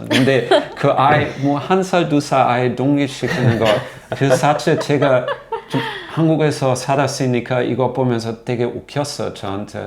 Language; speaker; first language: Korean; non-native, learner; German